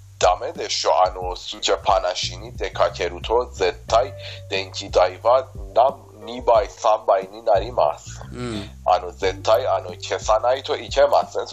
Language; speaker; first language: Japanese; non-native, fluent; Persian